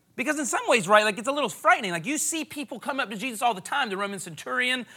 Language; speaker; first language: English; native; English